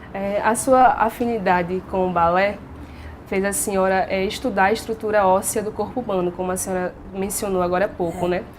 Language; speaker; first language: Portuguese; native; Portuguese